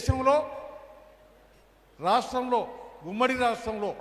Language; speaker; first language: Telugu; native; Telugu